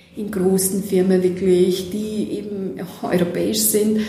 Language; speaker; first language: German; non-native, fluent; Serbian